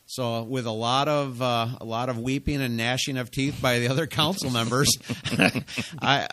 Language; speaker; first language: English; native; English